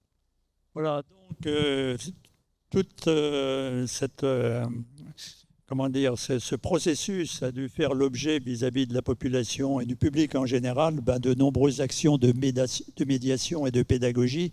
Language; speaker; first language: French; native; French